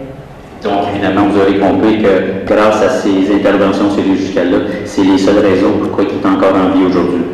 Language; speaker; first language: French; native; French